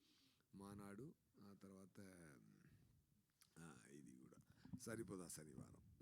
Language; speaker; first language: Telugu; non-native, learner; Tamil